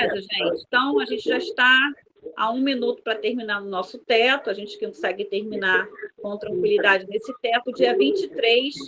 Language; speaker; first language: Portuguese; native; Portuguese